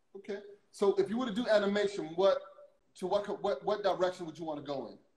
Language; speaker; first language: English; native; English